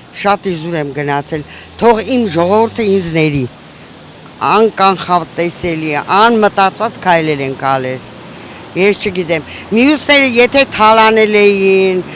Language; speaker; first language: Armenian; native; Armenian